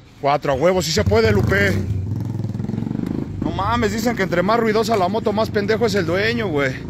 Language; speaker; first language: Spanish; native; Spanish